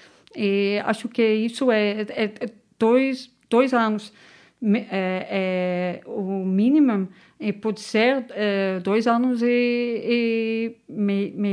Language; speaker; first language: Portuguese; non-native, learner; Dutch